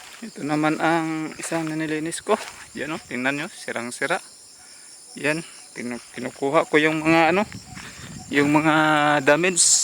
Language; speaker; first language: Filipino; non-native, local second language; Cebuano